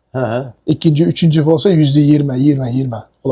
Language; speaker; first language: Turkish; non-native, learner; Uyghur